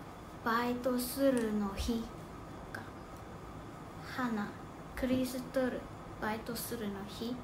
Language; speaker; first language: Japanese; non-native, fluent; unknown